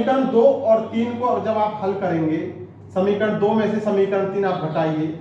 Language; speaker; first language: Hindi; native; Hindi